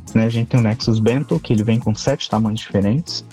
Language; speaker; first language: Portuguese; native; Portuguese